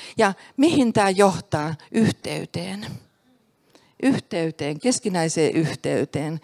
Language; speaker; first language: Finnish; native; Finnish